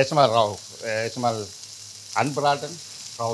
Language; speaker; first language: German; non-native, learner; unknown